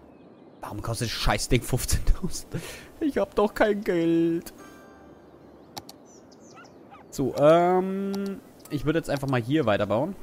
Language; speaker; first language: German; native; German